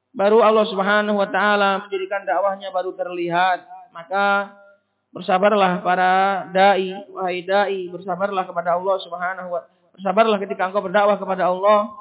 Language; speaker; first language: Indonesian; native; Indonesian